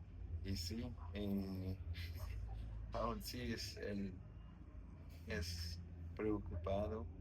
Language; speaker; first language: Spanish; non-native, learner; French